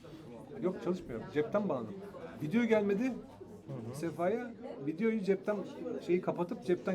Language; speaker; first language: Turkish; native; Turkish